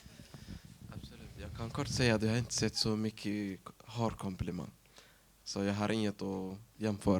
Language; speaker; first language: Swedish; non-native, fluent; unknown